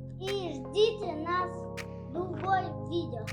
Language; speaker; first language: Russian; non-native, local second language; Kazakh